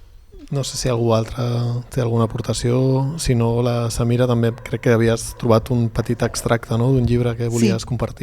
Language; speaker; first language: Catalan; native; Catalan